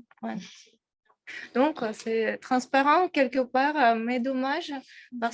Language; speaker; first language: French; non-native, fluent; Russian